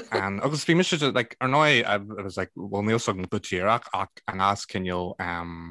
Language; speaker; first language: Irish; non-native, local second language; English